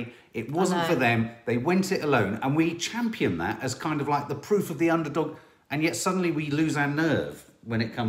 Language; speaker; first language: English; native; English